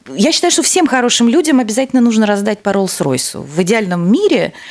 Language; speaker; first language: Russian; native; Russian